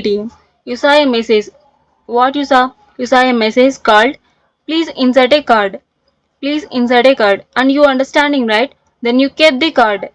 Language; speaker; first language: English; non-native, local second language; Telugu